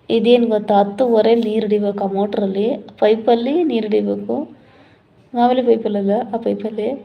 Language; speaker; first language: Kannada; non-native, local second language; Malayalam